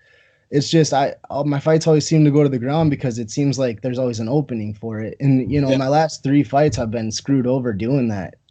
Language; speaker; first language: English; native; English